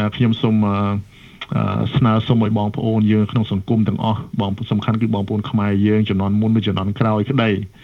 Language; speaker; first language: Khmer; early bilingual, other home language; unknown